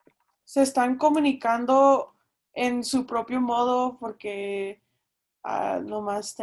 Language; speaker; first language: Spanish; early bilingual, heritage; Spanish